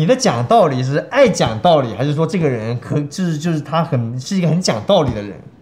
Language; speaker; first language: Chinese; native; Chinese